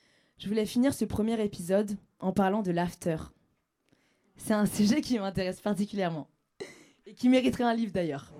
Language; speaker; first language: French; native; French